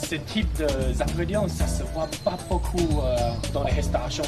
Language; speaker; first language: French; non-native, learner; Chinese